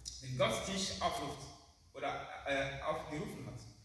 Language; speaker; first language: German; non-native, learner; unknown